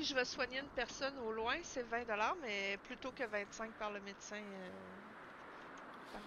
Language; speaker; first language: French; native; French